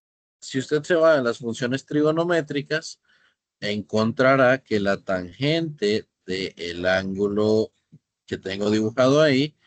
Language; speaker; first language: Spanish; native; Spanish